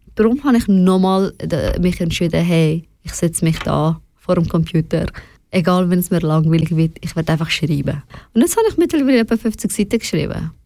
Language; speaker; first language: German; non-native, fluent; Persian